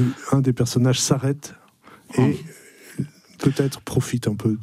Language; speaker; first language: French; native; French